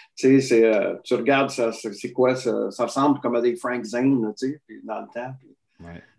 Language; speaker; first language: French; native; French